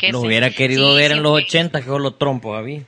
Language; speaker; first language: Spanish; native; Spanish